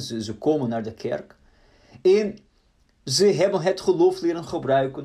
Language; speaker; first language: Dutch; non-native, fluent; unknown